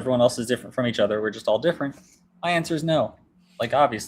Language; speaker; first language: English; native; English